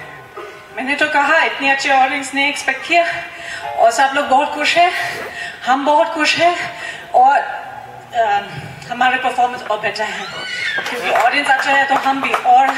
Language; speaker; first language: Hindi; non-native, fluent; German